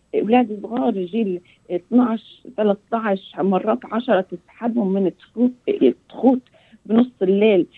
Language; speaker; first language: Arabic; early bilingual, heritage; Arabic